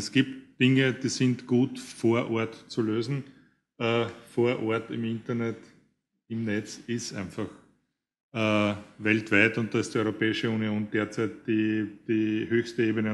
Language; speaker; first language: German; native; German